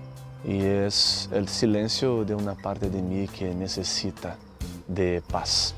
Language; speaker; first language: Spanish; non-native, learner; Portuguese